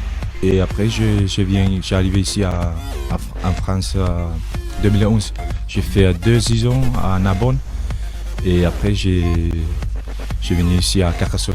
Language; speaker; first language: French; non-native, learner; Samoan